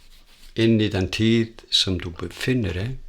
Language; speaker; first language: Swedish; non-native, fluent; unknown